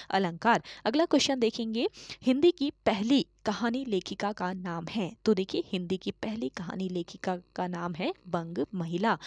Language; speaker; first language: Hindi; native; Hindi